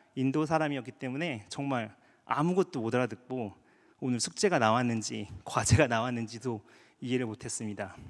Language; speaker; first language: Korean; native; Korean